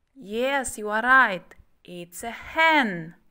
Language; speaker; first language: English; non-native, fluent; Kazakh